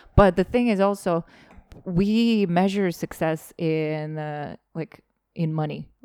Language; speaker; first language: English; non-native, fluent; Estonian